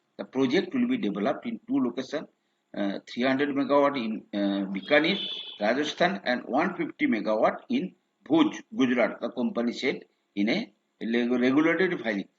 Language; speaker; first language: English; non-native, local second language; Bangla